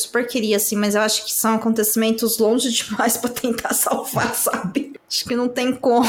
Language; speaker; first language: Portuguese; native; Portuguese